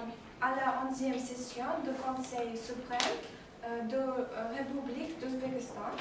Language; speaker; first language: French; non-native, learner; Uzbek